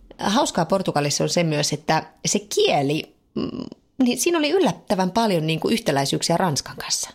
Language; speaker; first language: Finnish; native; Finnish